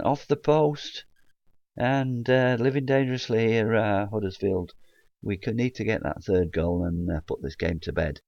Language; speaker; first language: English; native; English